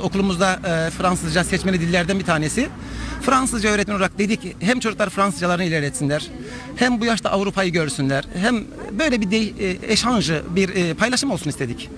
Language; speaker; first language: Turkish; native; Turkish